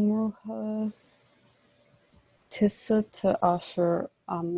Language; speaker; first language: Arabic; non-native, learner; English